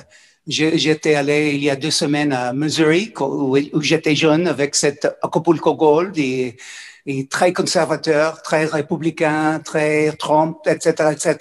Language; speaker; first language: French; non-native, fluent; English